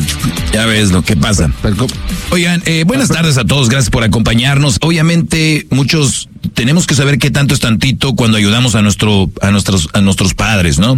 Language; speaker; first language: Spanish; native; Spanish